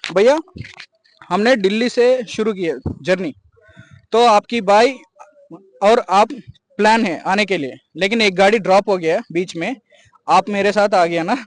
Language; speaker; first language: Hindi; non-native, local second language; Telugu